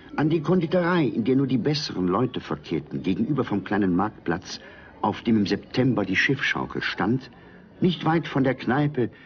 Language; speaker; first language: German; native; German